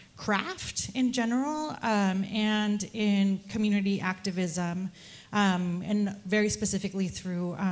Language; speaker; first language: English; early bilingual, other home language; Spanish